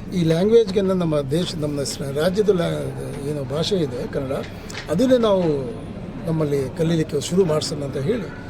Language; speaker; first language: Kannada; non-native, local second language; Urdu